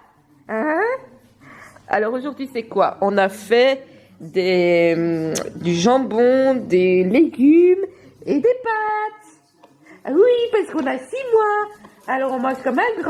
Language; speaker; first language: French; native; French